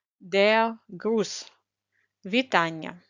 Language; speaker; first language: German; non-native, fluent; Ukrainian